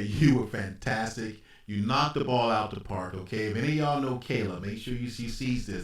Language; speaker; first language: English; native; English